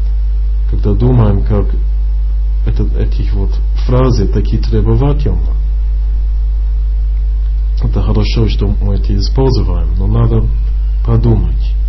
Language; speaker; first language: Russian; non-native, fluent; English